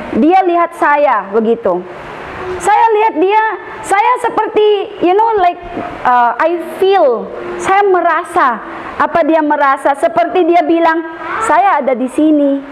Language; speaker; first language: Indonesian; non-native, fluent; Filipino